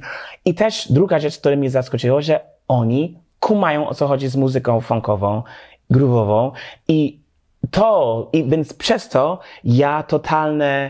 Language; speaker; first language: Polish; non-native, learner; English